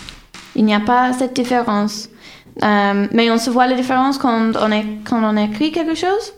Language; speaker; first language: French; non-native, fluent; English